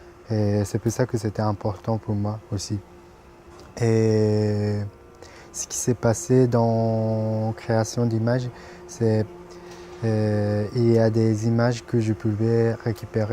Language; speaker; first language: French; non-native, fluent; Japanese